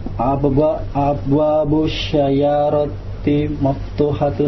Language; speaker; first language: Arabic; non-native, learner; Indonesian